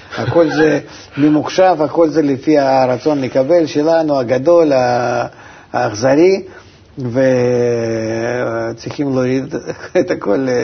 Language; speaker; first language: Hebrew; non-native, fluent; Russian